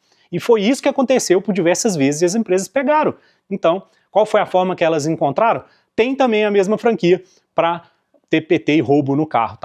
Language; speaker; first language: Portuguese; native; Portuguese